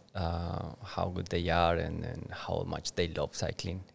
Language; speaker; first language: English; non-native, fluent; Spanish